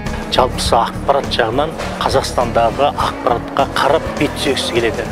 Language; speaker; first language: Kazakh; early bilingual, heritage; Kazakh